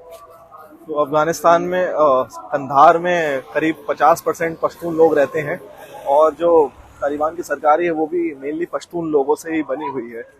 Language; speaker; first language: Hindi; native; Hindi